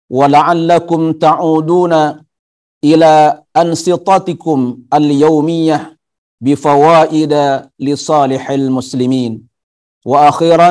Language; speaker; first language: Arabic; non-native, fluent; Indonesian